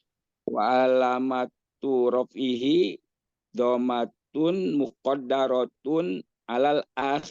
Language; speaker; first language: Arabic; non-native, learner; Indonesian